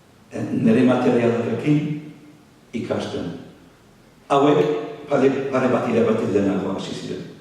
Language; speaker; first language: Basque; non-native, fluent; English